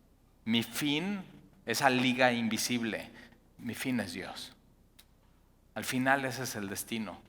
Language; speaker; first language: Spanish; native; Spanish